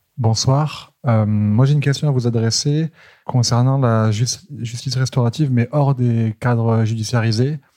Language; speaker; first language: French; native; French